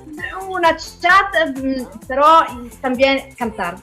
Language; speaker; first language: Spanish; non-native, learner; English